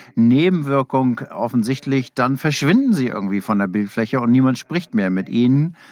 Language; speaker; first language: German; non-native, fluent; English